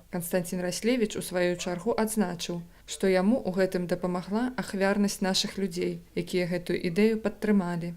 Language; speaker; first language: Belarusian; native; Belarusian